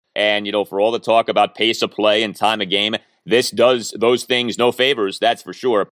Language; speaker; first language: English; native; English